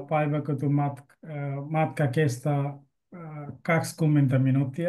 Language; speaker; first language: Finnish; non-native, learner; Bangla